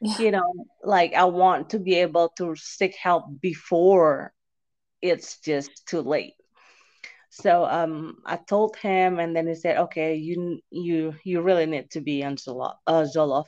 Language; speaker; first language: English; non-native, fluent; Indonesian